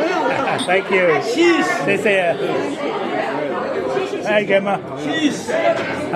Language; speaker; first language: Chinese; non-native, learner; English